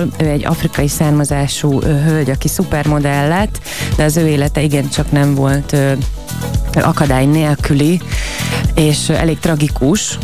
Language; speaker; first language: Hungarian; native; Hungarian